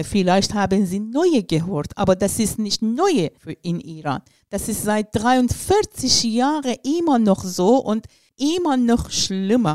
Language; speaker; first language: German; non-native, learner; Persian